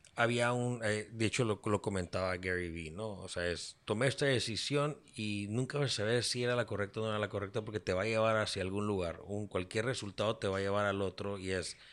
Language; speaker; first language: Spanish; native; Spanish